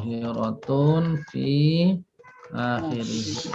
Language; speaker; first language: Arabic; non-native, fluent; Indonesian